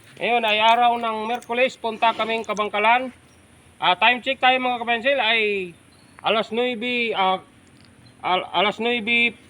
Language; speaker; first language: Filipino; non-native, local second language; Hiligaynon